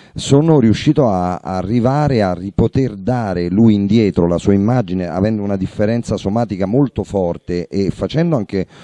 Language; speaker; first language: Italian; native; Italian